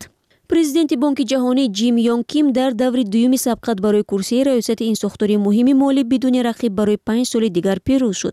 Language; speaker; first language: Persian; native; Persian